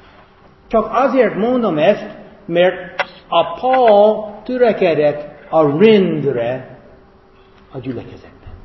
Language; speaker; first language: Hungarian; non-native, fluent; English